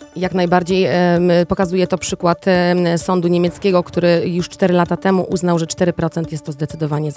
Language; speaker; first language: Polish; native; Polish